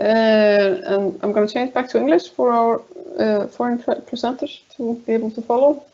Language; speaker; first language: English; non-native, fluent; Icelandic